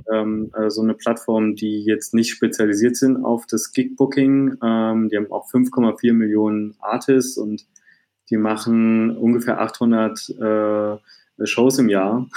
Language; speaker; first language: German; native; German